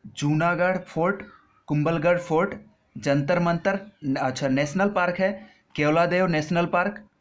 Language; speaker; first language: Hindi; non-native, local second language; Bangla